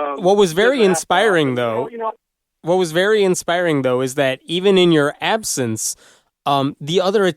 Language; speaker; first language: English; native; English